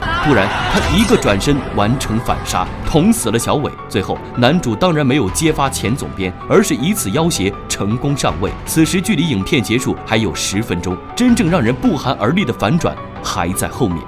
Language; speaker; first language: Chinese; native; Chinese